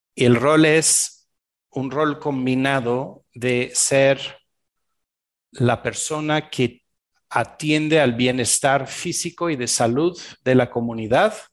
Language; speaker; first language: Spanish; non-native, fluent; French